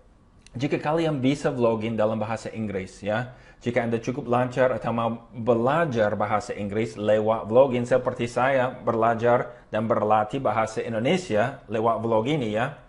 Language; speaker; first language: Indonesian; non-native, fluent; English